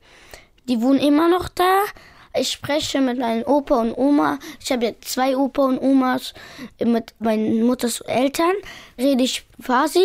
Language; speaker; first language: German; early bilingual, other home language; Pashto